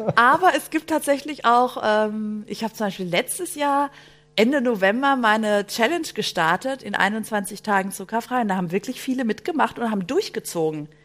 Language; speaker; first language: German; early bilingual, other home language; Greek